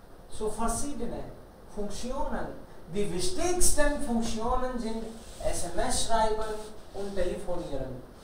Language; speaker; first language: German; non-native, learner; Hindi